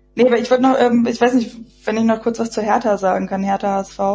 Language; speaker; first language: German; native; German